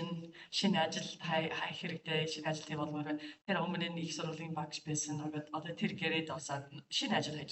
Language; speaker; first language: Mongolian; non-native, fluent; English